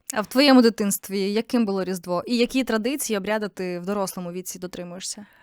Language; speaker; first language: Ukrainian; native; Ukrainian